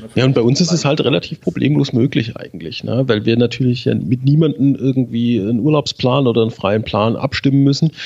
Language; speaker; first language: German; native; German